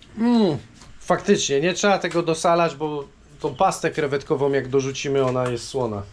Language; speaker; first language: Polish; native; Polish